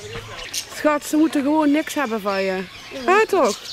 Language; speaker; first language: Dutch; native; Dutch